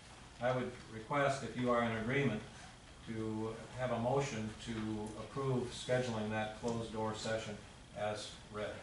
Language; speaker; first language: English; native; English